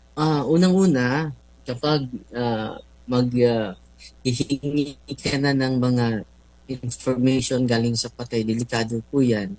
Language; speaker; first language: Filipino; non-native, local second language; Cebuano